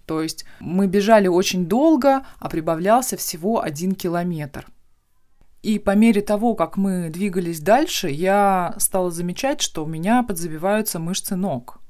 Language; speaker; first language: Russian; native; Russian